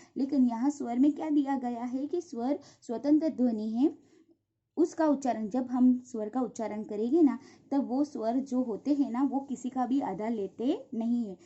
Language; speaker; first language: Hindi; non-native, local second language; Gujarati